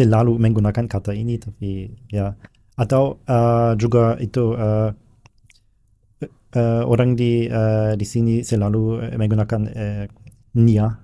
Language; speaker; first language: Indonesian; non-native, learner; German